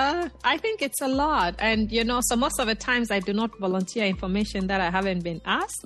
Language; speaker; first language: English; non-native, local second language; Nyanja